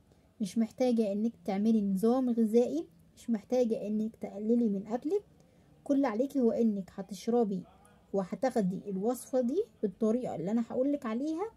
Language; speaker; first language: Arabic; native; Arabic